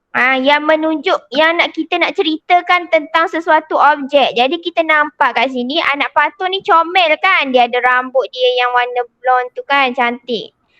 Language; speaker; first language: Malay; native; Malay